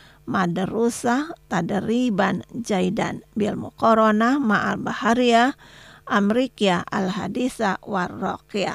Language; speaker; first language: Arabic; non-native, fluent; Indonesian